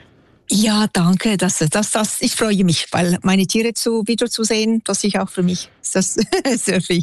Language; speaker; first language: German; non-native, fluent; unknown